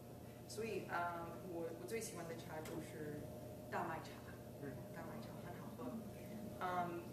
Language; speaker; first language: Chinese; non-native, fluent; English